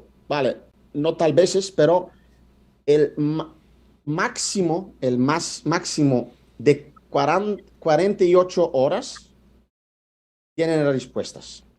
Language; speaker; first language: Spanish; non-native, fluent; Italian